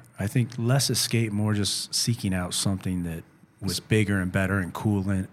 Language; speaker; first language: English; native; English